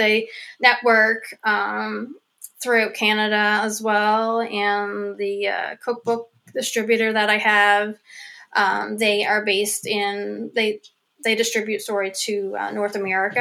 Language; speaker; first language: English; native; English